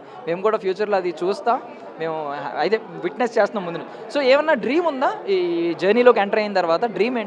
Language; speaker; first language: Telugu; native; Telugu